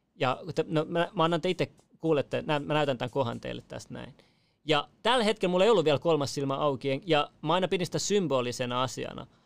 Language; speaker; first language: Finnish; early bilingual, other home language; Persian